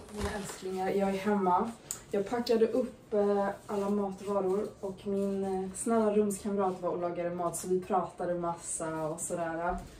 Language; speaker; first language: Swedish; native; Swedish